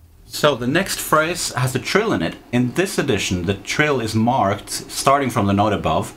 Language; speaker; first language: English; non-native, fluent; Norwegian